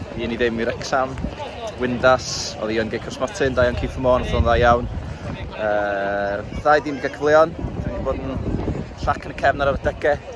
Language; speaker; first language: Welsh; native; Welsh